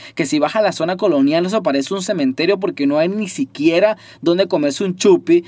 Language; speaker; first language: Spanish; native; Spanish